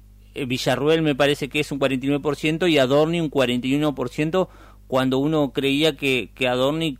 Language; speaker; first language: Spanish; native; Spanish